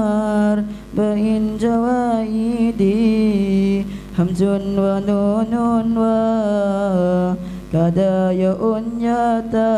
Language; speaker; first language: Arabic; non-native, learner; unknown